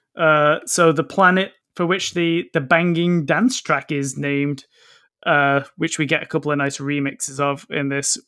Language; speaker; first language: English; native; English